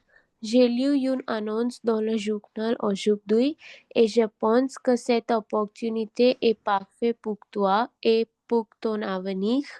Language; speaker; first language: French; non-native, learner; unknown